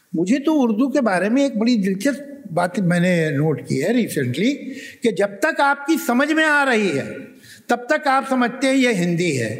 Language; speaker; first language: Urdu; native; Urdu